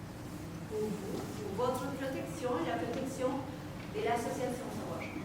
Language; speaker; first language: French; non-native, fluent; Spanish